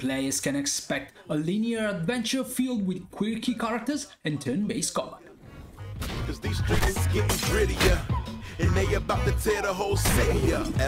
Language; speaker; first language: English; non-native, fluent; Italian